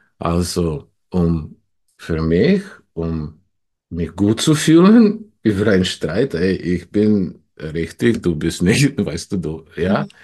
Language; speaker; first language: German; non-native, fluent; English